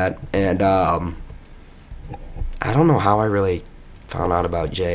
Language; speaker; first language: English; native; English